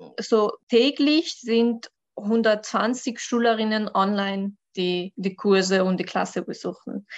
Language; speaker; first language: German; non-native, learner; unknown